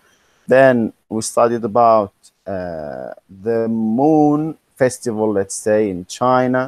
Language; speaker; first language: English; non-native, fluent; Arabic